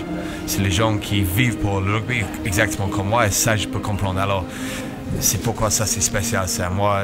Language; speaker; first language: French; non-native, fluent; English